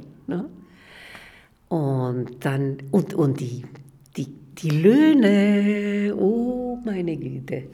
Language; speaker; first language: German; non-native, fluent; Spanish